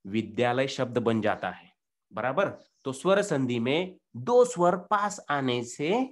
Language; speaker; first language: Hindi; non-native, local second language; Marathi